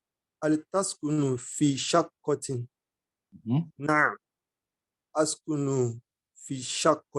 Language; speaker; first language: Arabic; non-native, learner; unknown